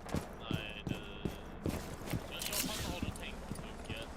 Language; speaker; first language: Swedish; native; Swedish